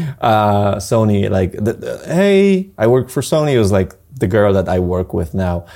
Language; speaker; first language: English; non-native, fluent; Polish